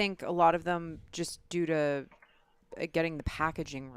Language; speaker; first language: English; native; English